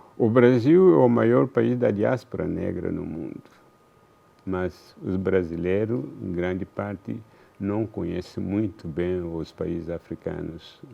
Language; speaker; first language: Portuguese; non-native, fluent; Luba-Lulua